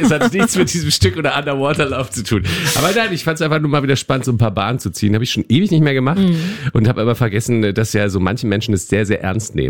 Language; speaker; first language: German; native; German